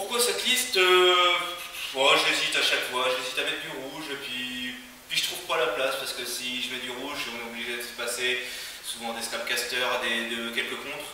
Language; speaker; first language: French; native; French